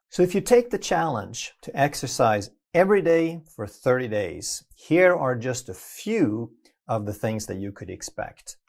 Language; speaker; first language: English; non-native, fluent; Swedish